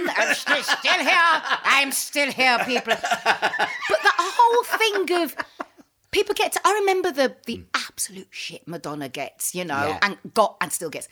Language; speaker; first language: English; native; English